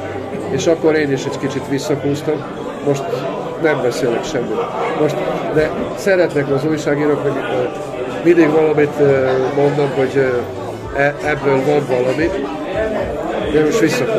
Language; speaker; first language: Hungarian; non-native, local second language; Serbian